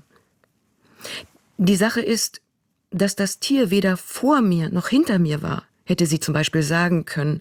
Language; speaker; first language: German; native; German